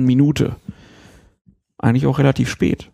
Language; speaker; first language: German; native; German